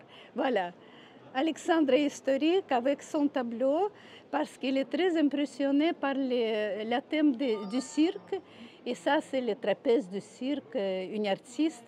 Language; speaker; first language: French; non-native, fluent; Russian